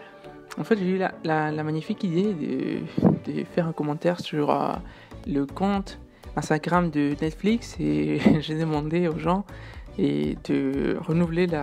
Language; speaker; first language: French; non-native, fluent; Spanish